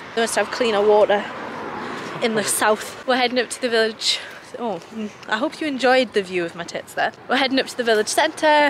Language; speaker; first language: English; native; English